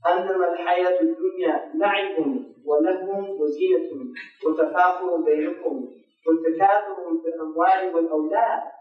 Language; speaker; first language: Arabic; non-native, fluent; English